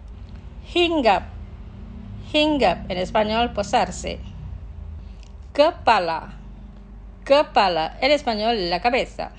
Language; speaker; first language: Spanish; non-native, fluent; Indonesian